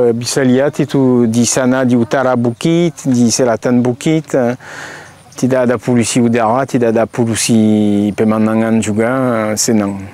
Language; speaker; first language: Indonesian; non-native, fluent; French